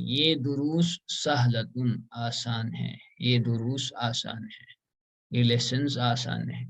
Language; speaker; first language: Urdu; non-native, local second language; Kashmiri